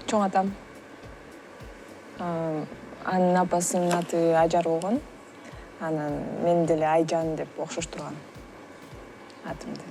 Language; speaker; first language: Kyrgyz; non-native, local second language; Russian